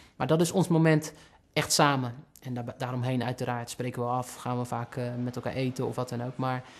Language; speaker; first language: Dutch; native; Dutch